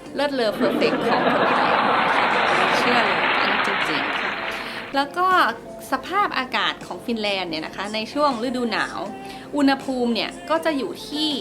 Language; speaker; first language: Thai; native; Thai